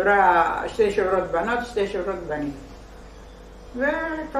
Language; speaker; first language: Hebrew; non-native, fluent; Arabic